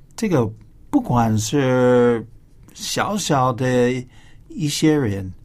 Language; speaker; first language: Chinese; non-native, fluent; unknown